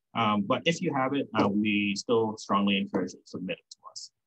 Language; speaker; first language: English; non-native, local second language; Filipino